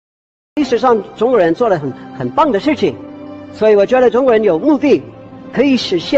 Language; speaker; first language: Chinese; non-native, fluent; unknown